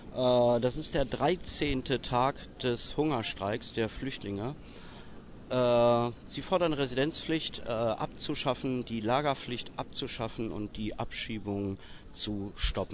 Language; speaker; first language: German; native; German